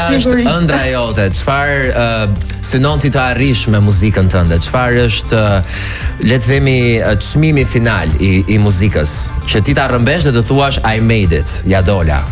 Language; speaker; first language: Albanian; native; Albanian